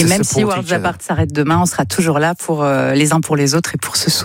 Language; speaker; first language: French; native; French